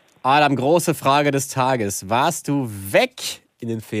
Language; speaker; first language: German; native; German